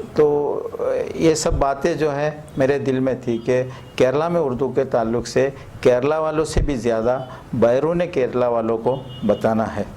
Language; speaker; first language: Hindi; early bilingual, other home language; Malayalam